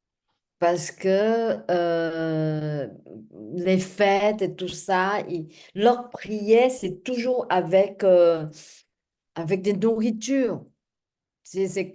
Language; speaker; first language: French; non-native, fluent; Chinese